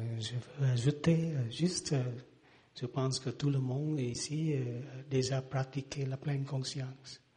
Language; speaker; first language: French; non-native, learner; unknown